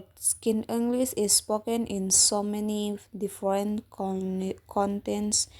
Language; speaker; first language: English; non-native, learner; Indonesian